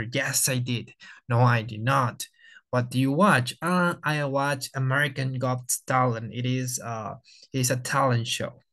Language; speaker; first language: English; non-native, fluent; Spanish